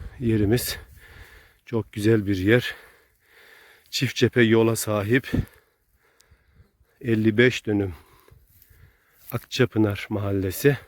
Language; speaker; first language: Turkish; native; Turkish